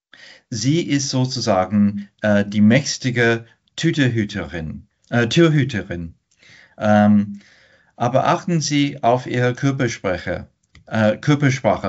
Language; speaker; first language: German; non-native, fluent; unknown